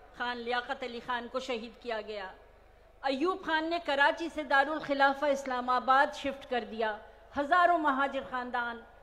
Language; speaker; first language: Urdu; native; Urdu